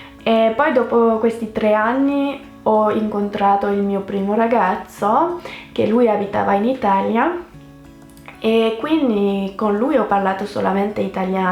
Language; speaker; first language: Italian; non-native, fluent; French